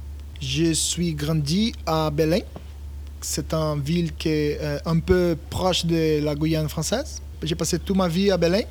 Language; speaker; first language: French; non-native, learner; Portuguese